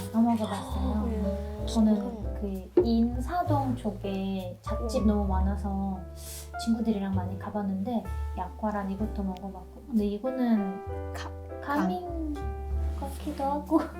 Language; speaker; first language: Korean; non-native, fluent; Russian